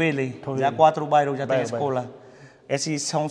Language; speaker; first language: Portuguese; non-native, learner; Vietnamese